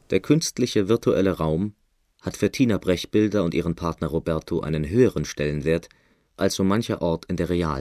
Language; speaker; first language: German; native; German